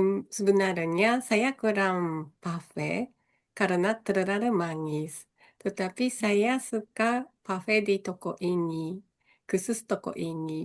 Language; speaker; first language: Indonesian; non-native, learner; Japanese